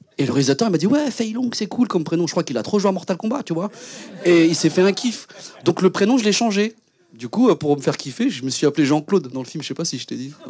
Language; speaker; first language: French; early bilingual, other home language; Vietnamese